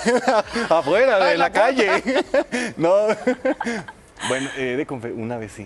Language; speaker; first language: Spanish; native; Spanish